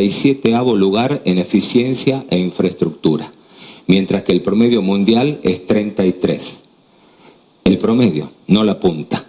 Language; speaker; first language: Spanish; native; Spanish